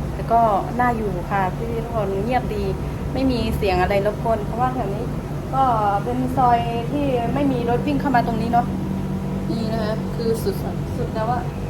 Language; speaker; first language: Thai; non-native, local second language; Shan